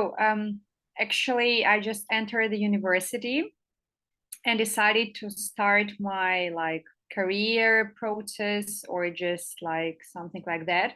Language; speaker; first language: English; non-native, fluent; Russian